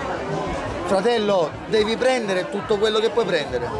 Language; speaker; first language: Italian; native; Italian